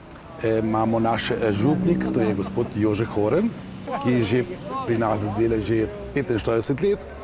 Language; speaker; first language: Slovenian; early bilingual, heritage; Slovenian